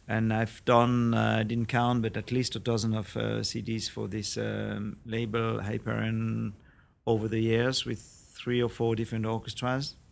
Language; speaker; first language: English; non-native, fluent; French